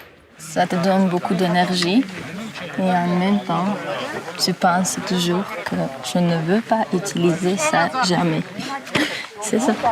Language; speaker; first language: French; non-native, fluent; Armenian